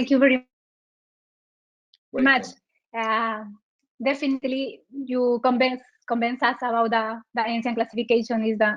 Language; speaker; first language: English; non-native, learner; Spanish